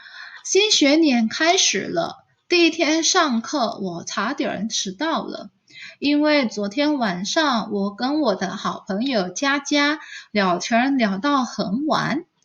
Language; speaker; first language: Chinese; non-native, fluent; Indonesian